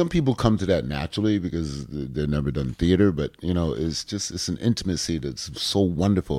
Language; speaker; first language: English; native; English